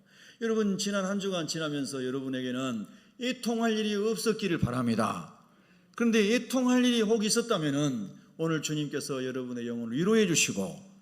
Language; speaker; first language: Korean; native; Korean